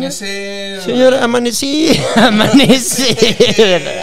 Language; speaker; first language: Spanish; native; Spanish